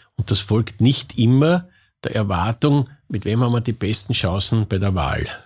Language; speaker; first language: German; native; German